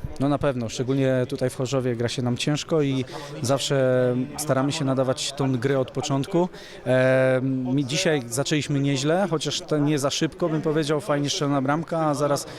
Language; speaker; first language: Polish; native; Polish